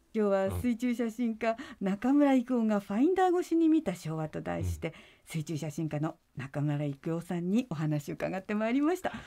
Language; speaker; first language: Japanese; native; Japanese